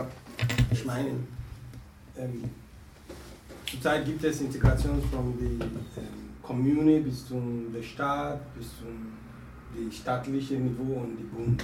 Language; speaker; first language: German; non-native, learner; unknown